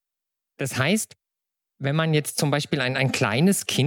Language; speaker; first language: German; native; German